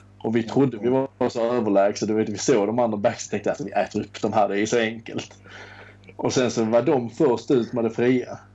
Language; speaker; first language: Swedish; native; Swedish